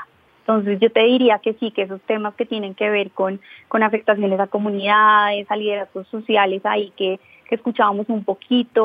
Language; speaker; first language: Spanish; native; Spanish